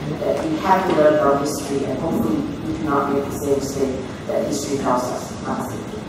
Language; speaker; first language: English; non-native, fluent; Indonesian